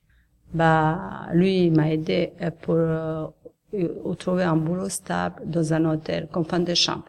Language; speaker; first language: French; non-native, learner; Serbian